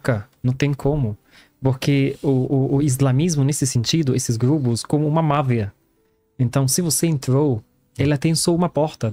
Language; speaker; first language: Portuguese; non-native, learner; Arabic